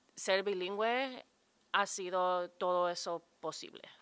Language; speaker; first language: Spanish; early bilingual, heritage; Spanish